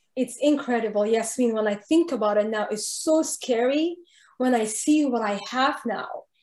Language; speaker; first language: English; non-native, fluent; Arabic